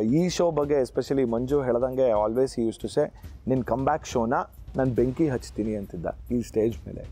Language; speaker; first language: Kannada; native; Kannada